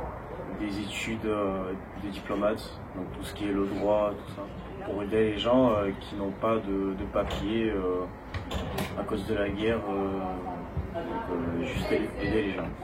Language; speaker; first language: French; early bilingual, other home language; Russian